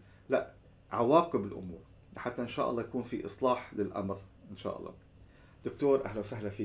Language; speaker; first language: Arabic; native; Arabic